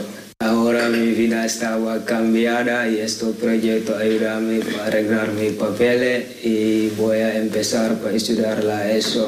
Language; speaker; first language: Spanish; non-native, learner; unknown